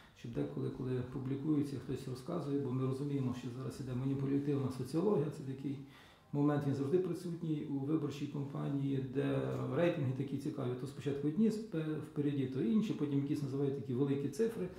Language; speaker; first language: Ukrainian; native; Ukrainian